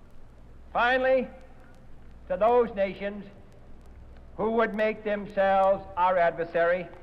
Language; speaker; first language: English; native; English